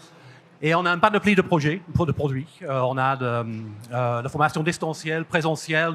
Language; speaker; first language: French; non-native, fluent; English